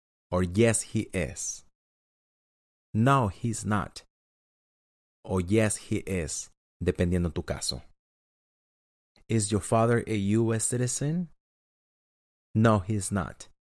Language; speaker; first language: English; non-native, fluent; Spanish